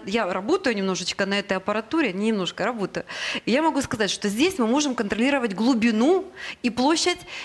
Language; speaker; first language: Russian; native; Russian